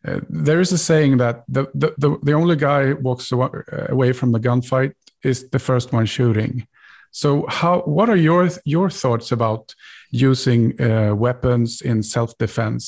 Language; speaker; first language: English; non-native, fluent; Swedish